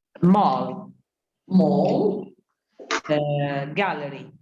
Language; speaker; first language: English; non-native, learner; Italian